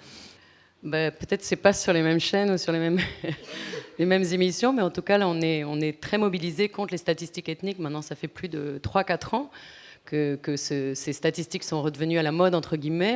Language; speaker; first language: French; native; French